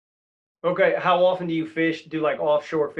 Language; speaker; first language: English; native; English